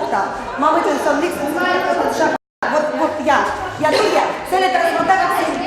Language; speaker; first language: Estonian; non-native, learner; Russian